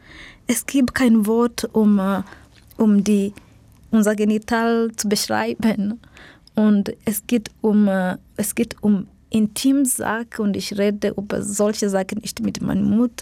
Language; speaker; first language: German; non-native, learner; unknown